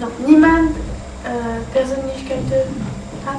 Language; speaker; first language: German; non-native, learner; French